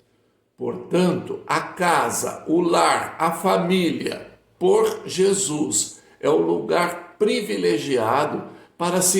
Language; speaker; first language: Portuguese; native; Portuguese